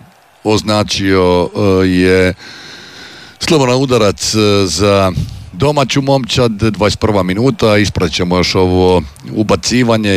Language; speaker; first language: Serbian; native; Serbian